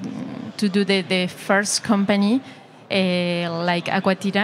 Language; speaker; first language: English; non-native, learner; Spanish